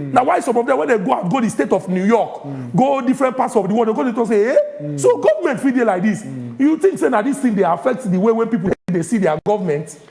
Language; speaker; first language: Nigerian Pidgin; native; Nigerian Pidgin